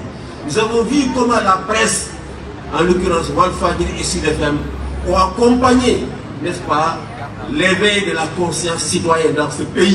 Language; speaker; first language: French; non-native, local second language; Wolof